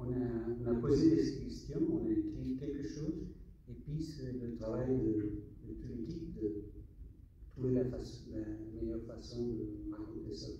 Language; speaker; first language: French; non-native, fluent; English